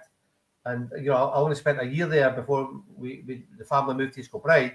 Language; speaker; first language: English; native; English